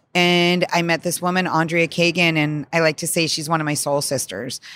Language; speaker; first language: English; native; English